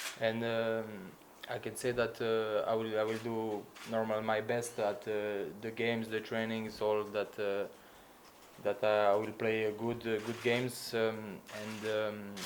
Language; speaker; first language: English; non-native, learner; Slovenian